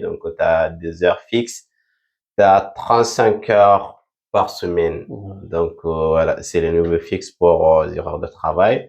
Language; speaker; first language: French; non-native, fluent; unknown